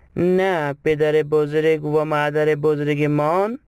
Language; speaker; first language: Persian; non-native, fluent; Urdu